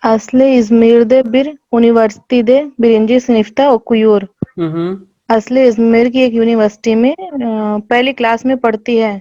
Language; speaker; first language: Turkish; non-native, learner; Urdu